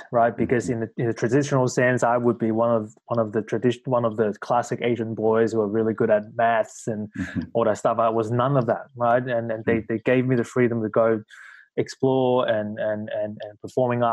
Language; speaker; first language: English; non-native, local second language; Cantonese